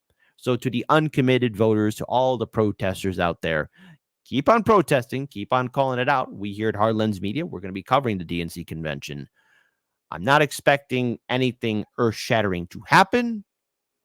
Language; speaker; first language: English; native; English